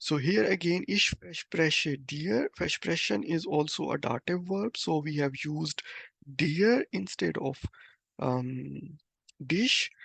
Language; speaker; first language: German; non-native, fluent; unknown